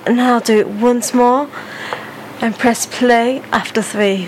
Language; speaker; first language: English; native; English